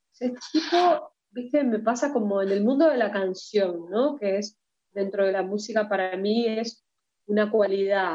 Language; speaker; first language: Spanish; early bilingual, heritage; Spanish